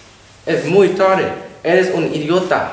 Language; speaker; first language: Spanish; non-native, learner; English